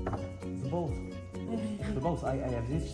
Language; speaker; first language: English; non-native, fluent; French